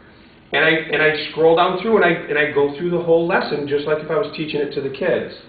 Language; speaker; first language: English; native; English